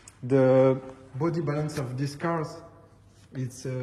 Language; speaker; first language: English; non-native, learner; French